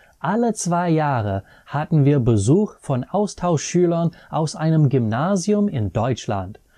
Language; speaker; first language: German; non-native, fluent; English